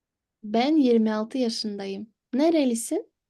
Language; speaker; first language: Turkish; non-native, fluent; Kyrgyz